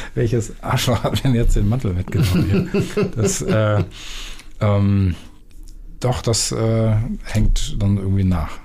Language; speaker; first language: German; native; German